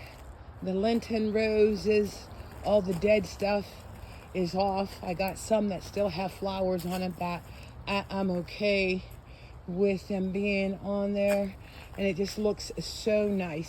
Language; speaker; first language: English; native; English